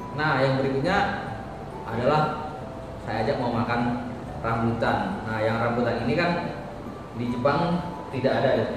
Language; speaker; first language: Indonesian; native; Indonesian